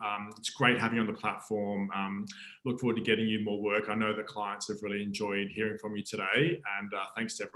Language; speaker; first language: English; native; English